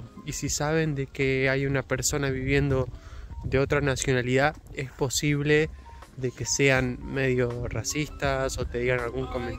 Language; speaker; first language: Spanish; native; Spanish